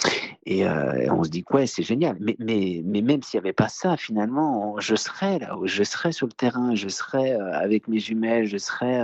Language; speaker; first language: French; native; French